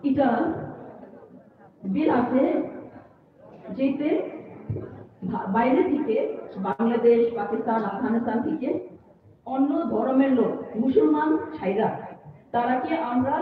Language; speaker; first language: Bangla; non-native, local second language; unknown